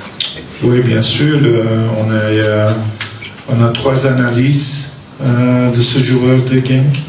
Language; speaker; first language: French; non-native, local second language; Dutch